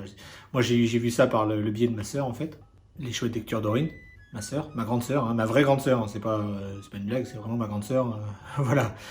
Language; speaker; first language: French; native; French